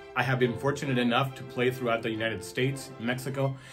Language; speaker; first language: English; non-native, fluent; Spanish